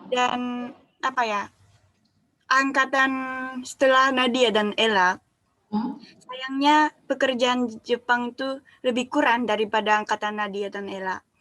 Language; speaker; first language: Indonesian; non-native, fluent; Japanese